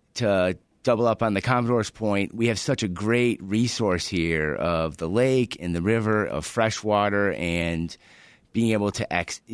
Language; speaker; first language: English; native; English